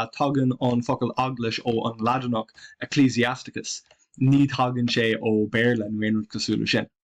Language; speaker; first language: Irish; non-native, local second language; English